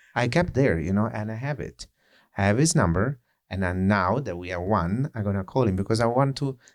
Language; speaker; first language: English; non-native, fluent; Italian